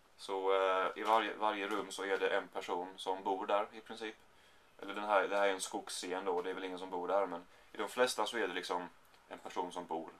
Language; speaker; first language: Swedish; native; Swedish